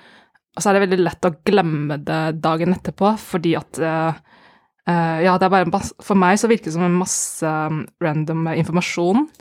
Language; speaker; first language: Norwegian; non-native, fluent; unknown